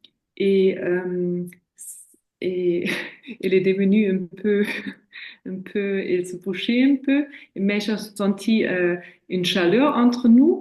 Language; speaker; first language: French; non-native, fluent; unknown